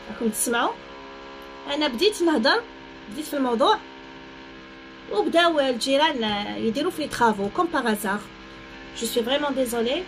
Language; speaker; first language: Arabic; native; Arabic